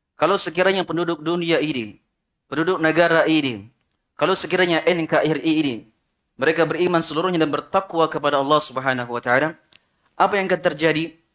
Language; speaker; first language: Malay; non-native, local second language; Sundanese